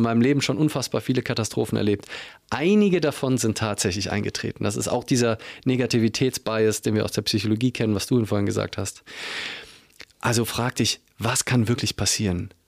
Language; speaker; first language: German; native; German